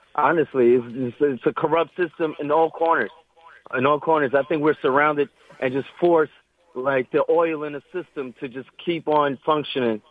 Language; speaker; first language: English; native; English